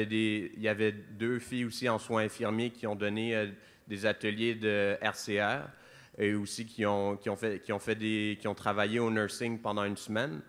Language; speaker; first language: French; native; French